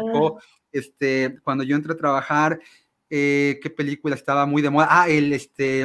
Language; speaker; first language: Spanish; native; Spanish